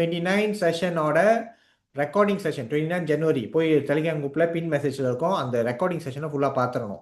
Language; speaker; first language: Tamil; native; Tamil